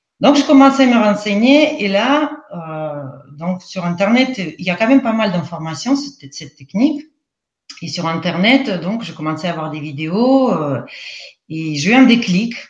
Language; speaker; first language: French; non-native, fluent; Russian